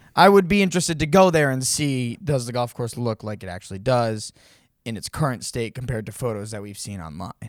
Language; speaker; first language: English; native; English